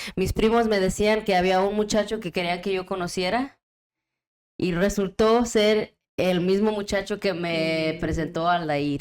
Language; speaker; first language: Spanish; early bilingual, heritage; Spanish